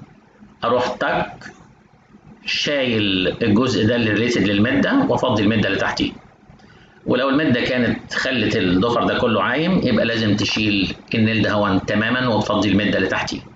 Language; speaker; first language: Arabic; native; Arabic